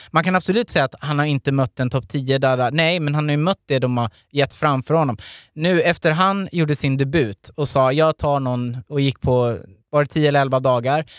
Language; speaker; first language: Swedish; native; Swedish